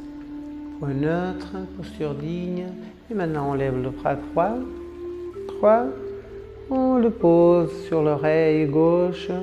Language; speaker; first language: French; non-native, fluent; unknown